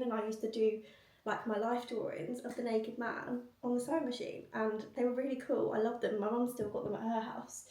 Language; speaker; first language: English; native; English